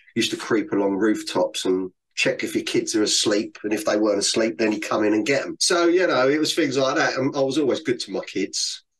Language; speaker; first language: English; native; English